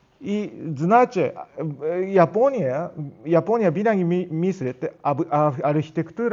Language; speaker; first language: Bulgarian; non-native, learner; Japanese